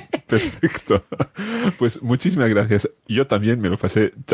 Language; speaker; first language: Spanish; non-native, fluent; English